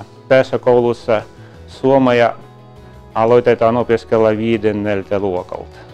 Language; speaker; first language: Finnish; non-native, local second language; Russian